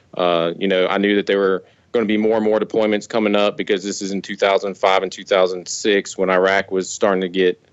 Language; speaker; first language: English; native; English